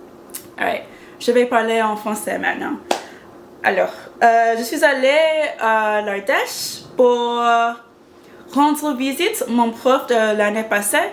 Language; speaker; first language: French; non-native, learner; English